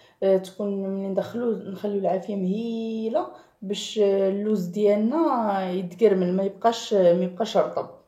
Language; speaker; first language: Arabic; native; Arabic